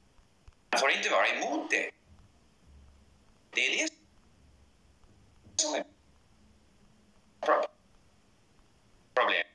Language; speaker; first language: Swedish; non-native, fluent; English